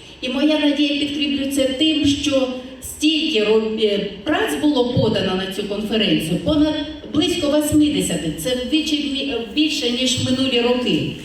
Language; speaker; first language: Ukrainian; native; Ukrainian